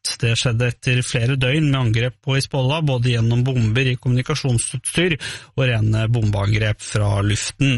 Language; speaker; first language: Norwegian; native; Norwegian